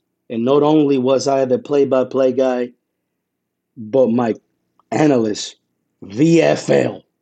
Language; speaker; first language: English; early bilingual, other home language; Spanish